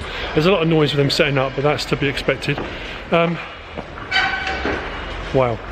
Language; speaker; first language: English; native; English